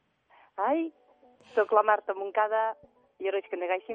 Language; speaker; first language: Japanese; non-native, learner; Catalan